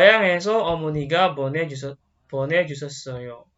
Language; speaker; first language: Korean; non-native, fluent; Indonesian